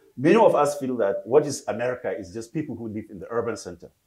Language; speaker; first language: English; non-native, local second language; Hausa